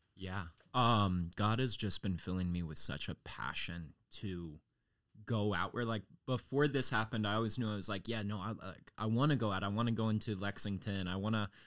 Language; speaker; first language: English; native; English